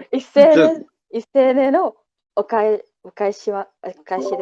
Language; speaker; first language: Japanese; non-native, learner; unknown